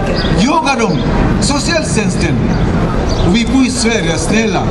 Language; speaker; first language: Swedish; non-native, fluent; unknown